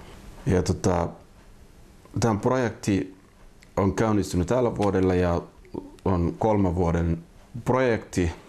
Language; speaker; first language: Finnish; non-native, fluent; Somali